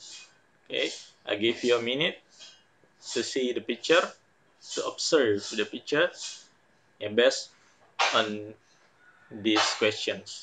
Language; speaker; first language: English; non-native, fluent; Indonesian